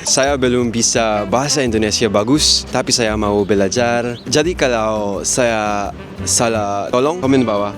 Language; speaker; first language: Indonesian; non-native, learner; Filipino